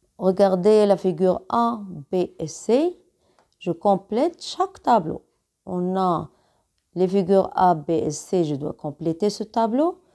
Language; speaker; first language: French; non-native, local second language; Arabic